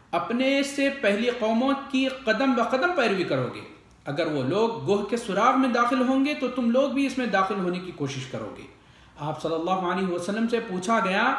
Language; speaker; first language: Urdu; native; Urdu